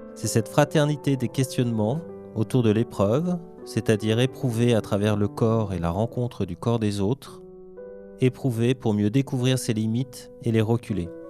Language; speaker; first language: French; native; French